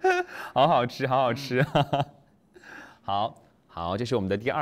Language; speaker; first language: Chinese; native; Chinese